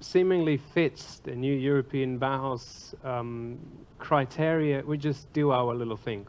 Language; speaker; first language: English; non-native, fluent; Latvian